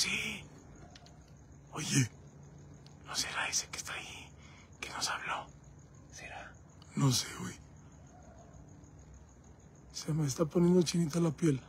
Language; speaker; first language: Spanish; native; Spanish